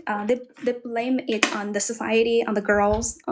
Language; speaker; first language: English; non-native, fluent; Chinese